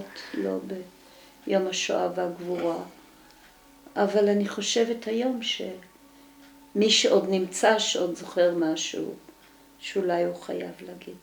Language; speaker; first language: Hebrew; early bilingual, other home language; Dutch